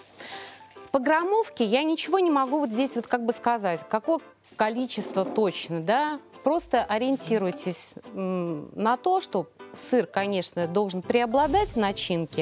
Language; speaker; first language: Russian; native; Russian